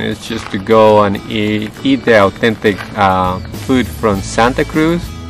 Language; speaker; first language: English; non-native, fluent; Spanish